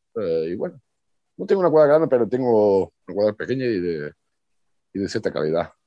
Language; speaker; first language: Spanish; early bilingual, other home language; Portuguese